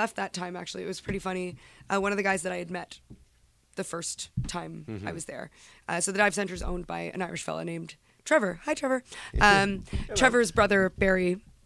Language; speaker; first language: English; native; English